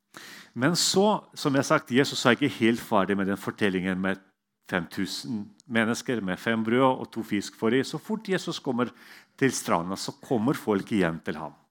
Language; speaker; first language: Norwegian; non-native, fluent; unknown